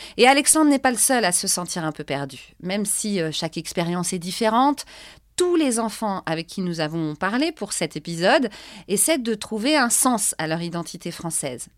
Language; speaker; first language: French; native; French